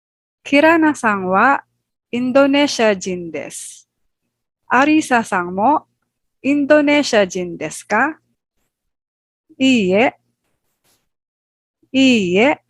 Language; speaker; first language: Japanese; non-native, fluent; Filipino